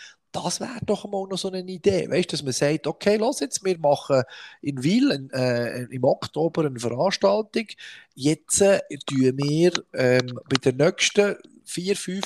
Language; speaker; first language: German; native; German